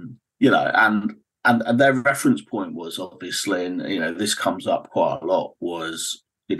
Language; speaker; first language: English; native; English